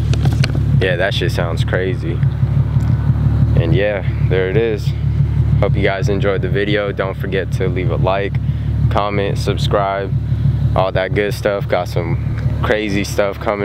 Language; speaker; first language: English; native; English